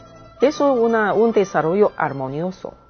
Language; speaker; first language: Spanish; non-native, fluent; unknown